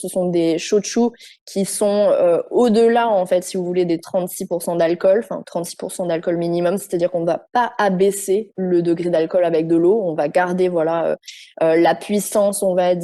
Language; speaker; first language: French; native; French